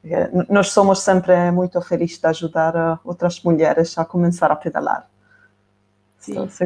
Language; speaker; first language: Portuguese; non-native, fluent; Italian